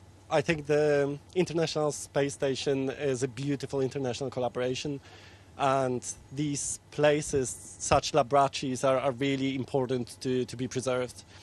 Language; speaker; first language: English; non-native, fluent; Polish